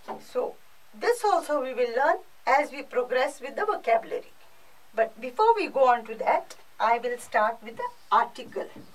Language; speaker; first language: English; non-native, local second language; Konkani